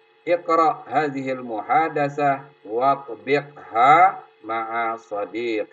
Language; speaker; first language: Arabic; non-native, fluent; Indonesian